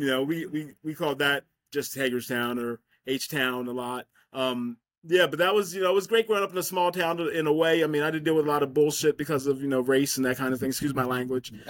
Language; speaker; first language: English; native; English